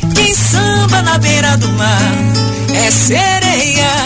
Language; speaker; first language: Portuguese; native; Portuguese